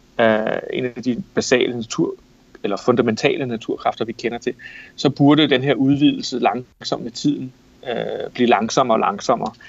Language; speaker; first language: Danish; native; Danish